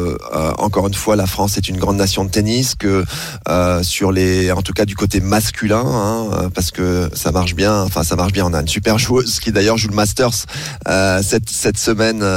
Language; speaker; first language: French; native; French